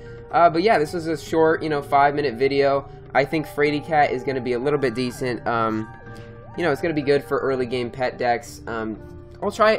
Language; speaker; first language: English; native; English